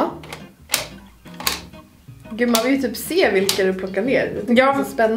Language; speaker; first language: Swedish; native; Swedish